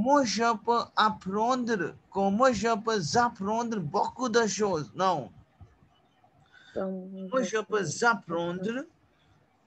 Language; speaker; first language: French; non-native, fluent; Hindi